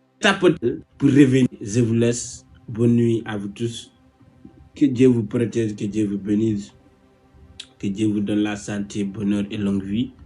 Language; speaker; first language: French; non-native, local second language; Wolof